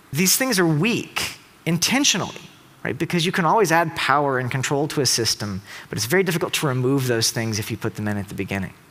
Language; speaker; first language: English; native; English